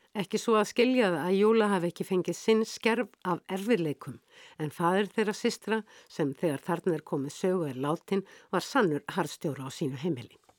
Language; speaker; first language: Icelandic; native; Icelandic